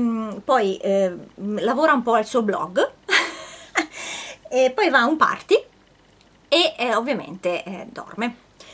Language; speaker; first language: Italian; native; Italian